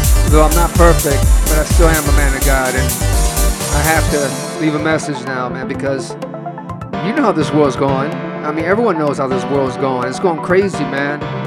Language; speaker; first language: English; early bilingual, other home language; Spanish